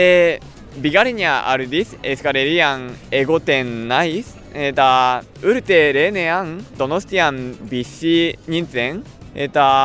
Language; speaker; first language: Basque; non-native, learner; Japanese